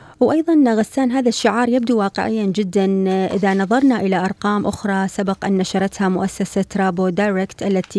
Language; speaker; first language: Arabic; native; Arabic